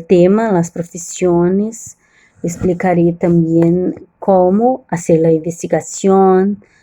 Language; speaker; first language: Spanish; non-native, learner; Portuguese